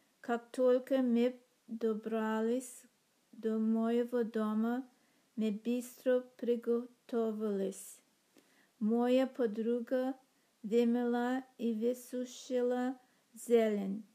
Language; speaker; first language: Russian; non-native, learner; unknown